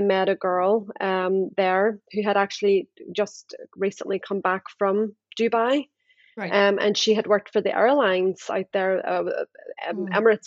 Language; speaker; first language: English; native; English